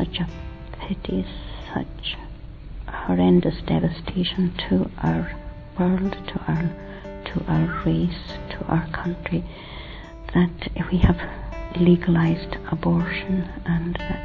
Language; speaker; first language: English; native; English